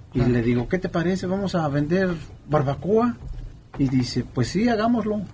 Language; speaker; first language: Spanish; native; Spanish